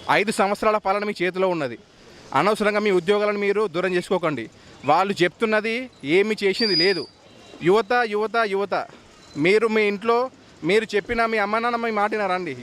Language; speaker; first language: Telugu; native; Telugu